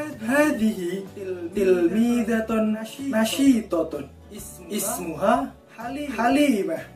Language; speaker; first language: Arabic; non-native, fluent; Indonesian